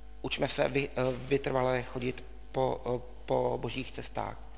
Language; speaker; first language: Czech; native; Czech